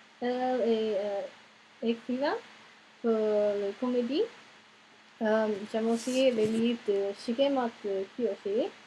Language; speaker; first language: French; non-native, learner; English